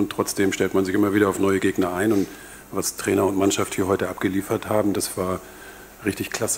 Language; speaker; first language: German; native; German